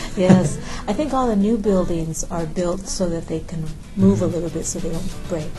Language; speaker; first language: English; native; English